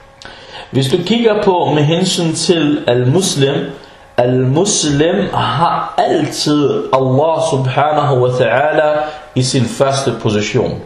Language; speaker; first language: Danish; early bilingual, other home language; Arabic